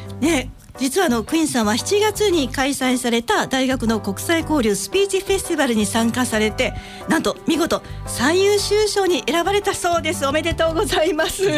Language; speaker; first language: Japanese; native; Japanese